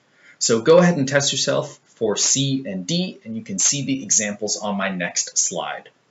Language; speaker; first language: English; native; English